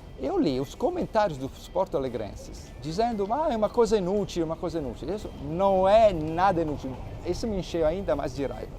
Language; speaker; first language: Portuguese; non-native, fluent; Italian